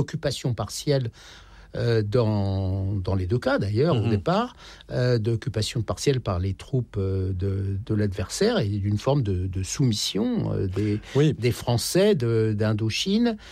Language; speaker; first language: French; native; French